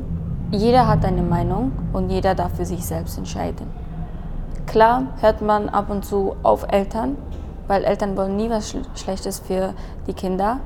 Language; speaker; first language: German; early bilingual, other home language; Persian